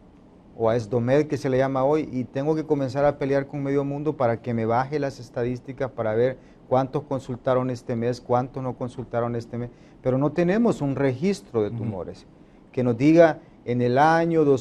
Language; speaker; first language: Spanish; native; Spanish